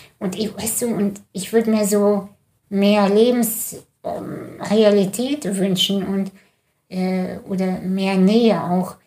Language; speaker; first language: German; early bilingual, other home language; Russian